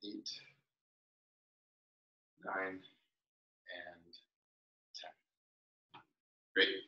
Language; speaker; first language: English; native; English